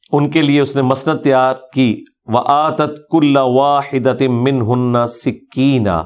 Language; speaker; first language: Urdu; non-native, local second language; Punjabi